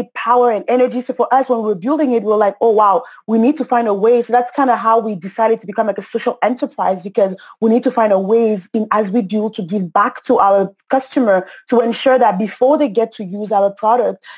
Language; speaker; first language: English; non-native, local second language; French